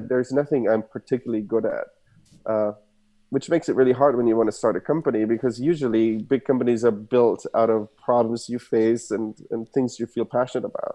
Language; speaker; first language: English; non-native, fluent; German